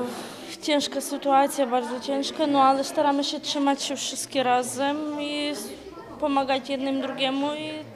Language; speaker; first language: Polish; non-native, local second language; Ukrainian